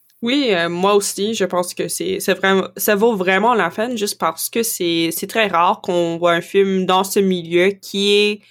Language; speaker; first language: French; non-native, local second language; English